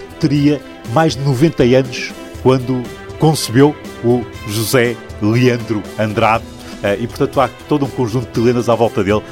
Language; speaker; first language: Portuguese; native; Portuguese